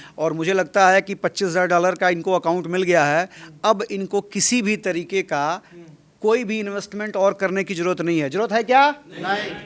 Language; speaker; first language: Hindi; native; Hindi